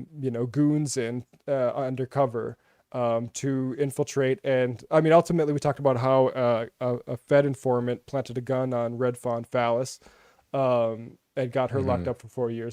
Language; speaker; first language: English; native; English